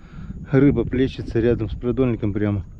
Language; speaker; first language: Russian; native; Russian